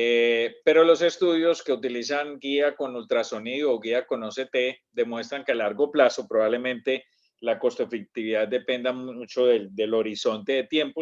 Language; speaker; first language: Spanish; native; Spanish